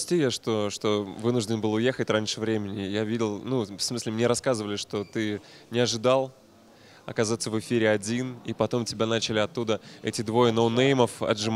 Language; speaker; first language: Russian; native; Russian